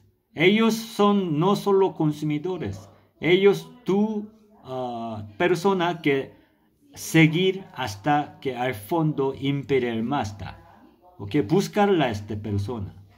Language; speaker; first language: Spanish; non-native, learner; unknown